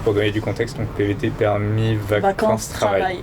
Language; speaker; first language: French; native; French